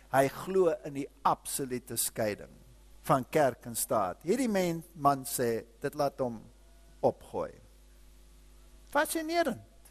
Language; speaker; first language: Afrikaans; non-native, fluent; German